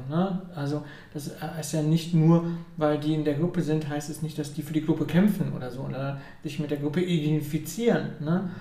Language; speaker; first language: German; early bilingual, other home language; Ukrainian